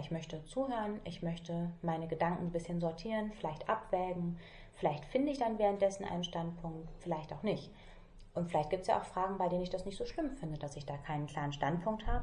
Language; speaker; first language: German; native; German